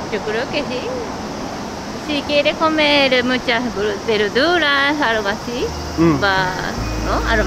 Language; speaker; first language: Spanish; non-native, fluent; Japanese